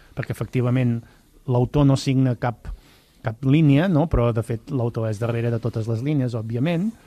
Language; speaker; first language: Catalan; native; Catalan